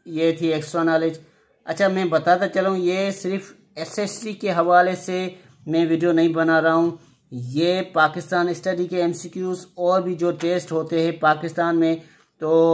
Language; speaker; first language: Urdu; non-native, local second language; Sindhi